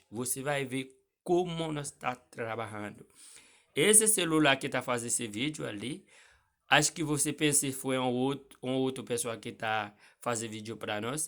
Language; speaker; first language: Portuguese; non-native, learner; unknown